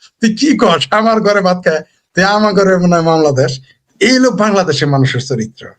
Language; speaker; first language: Bangla; native; Bangla